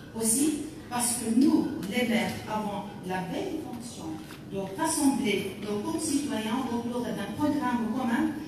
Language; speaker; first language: French; non-native, local second language; Arabic